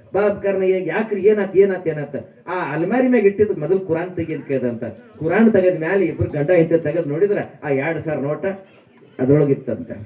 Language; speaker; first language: Kannada; non-native, local second language; Urdu